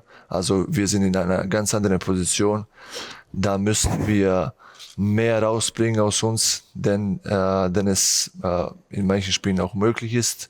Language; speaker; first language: German; non-native, fluent; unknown